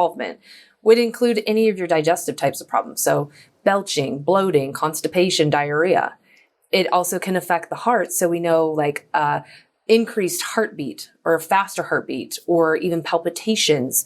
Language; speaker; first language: English; native; English